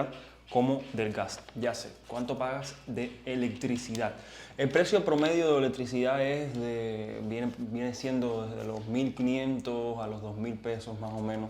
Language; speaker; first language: Spanish; native; Spanish